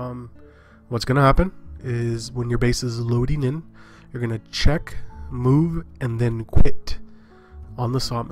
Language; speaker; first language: English; native; English